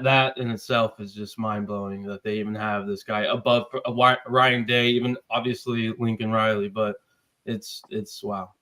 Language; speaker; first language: English; native; English